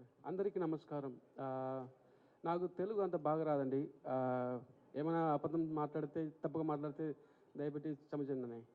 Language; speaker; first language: Telugu; non-native, local second language; Tamil